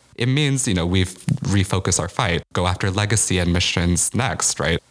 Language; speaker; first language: English; native; English